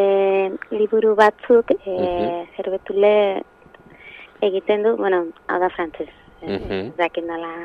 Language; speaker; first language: Basque; non-native, local second language; Spanish